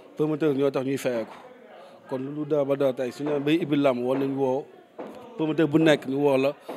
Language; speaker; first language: Wolof; native; Wolof